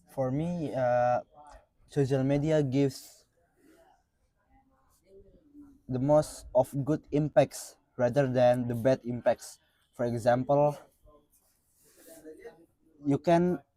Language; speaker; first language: English; non-native, fluent; Indonesian